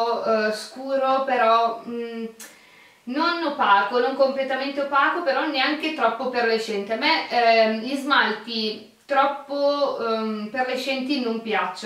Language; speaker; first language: Italian; native; Italian